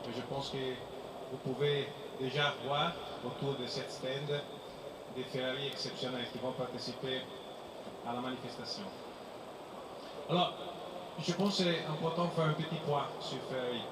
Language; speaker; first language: French; non-native, fluent; Italian